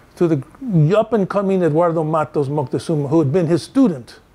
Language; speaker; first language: English; early bilingual, other home language; Spanish